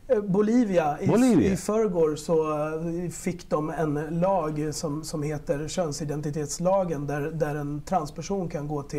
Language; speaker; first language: Swedish; early bilingual, other home language; Spanish